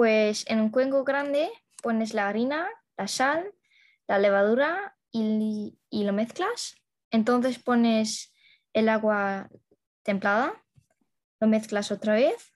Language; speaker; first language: Spanish; non-native, learner; Dutch